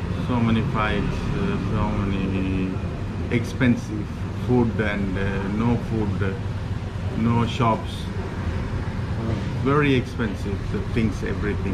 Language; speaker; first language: English; non-native, learner; Tamil